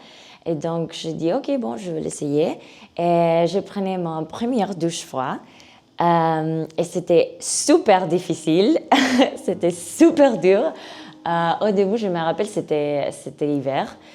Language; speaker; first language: French; non-native, learner; Spanish